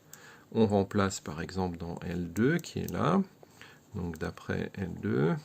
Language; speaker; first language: French; native; French